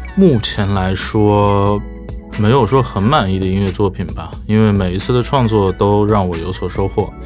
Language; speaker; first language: Chinese; native; Chinese